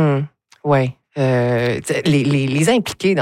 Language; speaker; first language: French; native; French